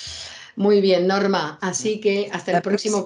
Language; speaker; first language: Spanish; native; Spanish